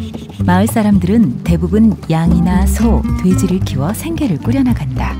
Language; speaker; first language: Korean; native; Korean